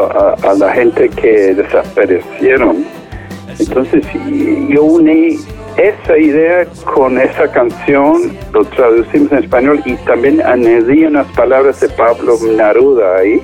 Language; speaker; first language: Spanish; non-native, fluent; English